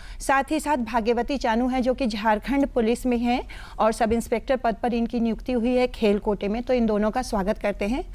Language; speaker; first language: Hindi; native; Hindi